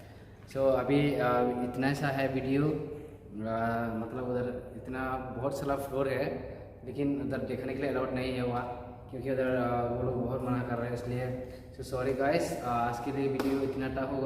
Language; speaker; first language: Hindi; non-native, local second language; Kok Borok